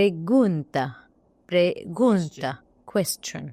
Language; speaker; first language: Spanish; non-native, learner; Arabic